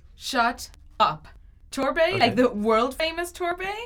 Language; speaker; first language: English; non-native, fluent; Spanish